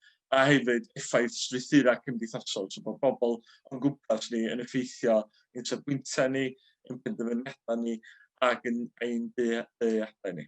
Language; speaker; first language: Welsh; native; Welsh